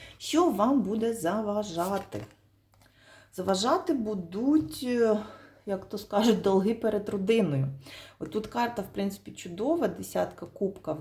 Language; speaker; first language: Ukrainian; non-native, local second language; Russian